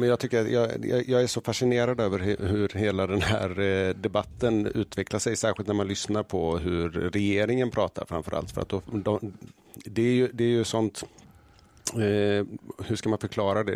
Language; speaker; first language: Swedish; native; Swedish